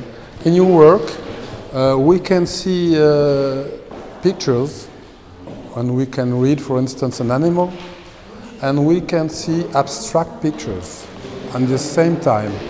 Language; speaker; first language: English; non-native, fluent; French